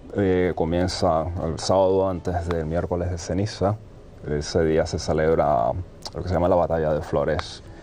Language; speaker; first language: Spanish; native; Spanish